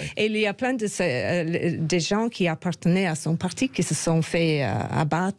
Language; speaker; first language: French; non-native, fluent; English